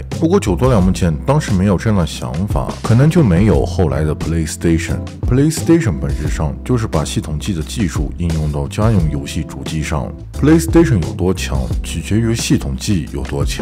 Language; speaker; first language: Chinese; native; Chinese